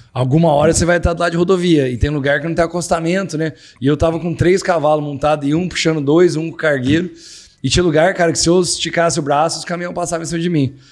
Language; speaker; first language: Portuguese; native; Portuguese